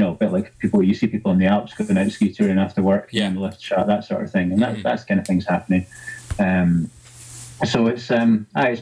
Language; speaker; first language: English; native; English